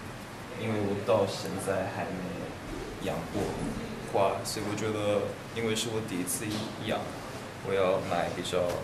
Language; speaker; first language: Chinese; non-native, fluent; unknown